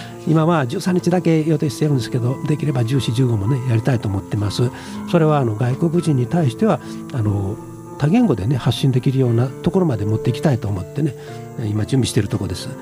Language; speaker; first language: Japanese; native; Japanese